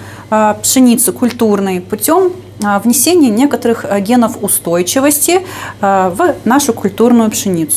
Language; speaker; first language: Russian; native; Russian